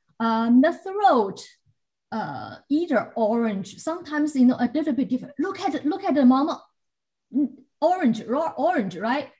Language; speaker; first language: English; non-native, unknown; Chinese